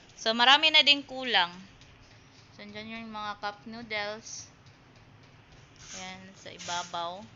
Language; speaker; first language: Filipino; native; Filipino